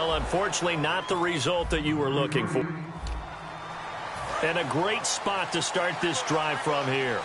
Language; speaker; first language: English; native; English